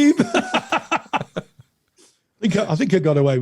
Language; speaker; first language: English; native; English